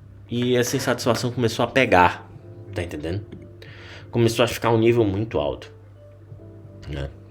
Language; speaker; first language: Portuguese; native; Portuguese